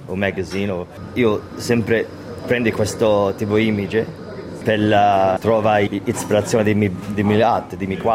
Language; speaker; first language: Italian; early bilingual, heritage; English